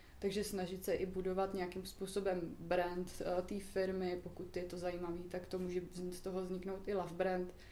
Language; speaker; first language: Czech; native; Czech